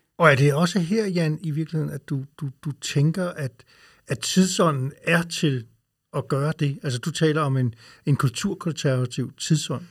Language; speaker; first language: Danish; native; Danish